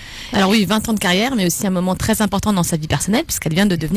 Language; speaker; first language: French; native; French